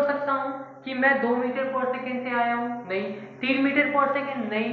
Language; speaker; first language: Hindi; native; Hindi